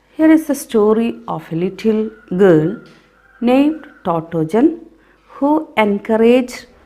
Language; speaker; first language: English; non-native, local second language; Malayalam